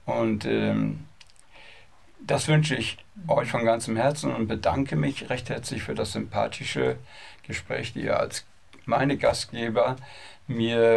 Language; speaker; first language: German; native; German